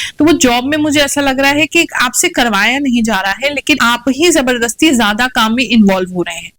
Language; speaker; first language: Hindi; native; Hindi